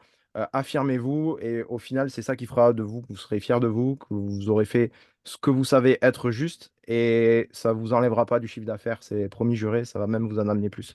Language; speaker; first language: French; native; French